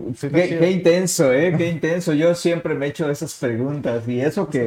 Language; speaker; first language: Spanish; native; Spanish